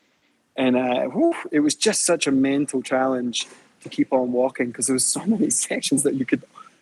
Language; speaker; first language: English; native; English